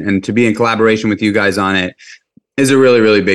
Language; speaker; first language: English; native; English